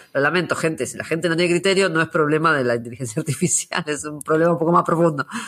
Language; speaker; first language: Spanish; native; Spanish